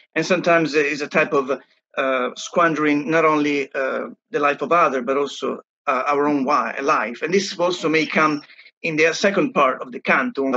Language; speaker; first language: English; non-native, fluent; Italian